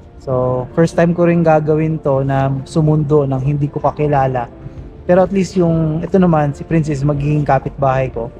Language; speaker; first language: Filipino; native; Filipino